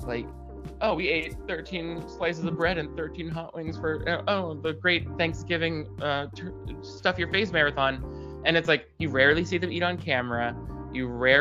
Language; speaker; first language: English; native; English